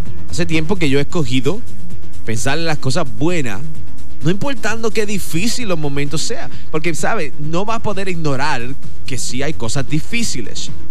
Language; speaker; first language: Spanish; native; Spanish